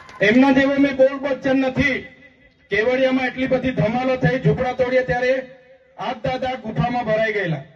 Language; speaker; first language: Gujarati; non-native, local second language; Vasavi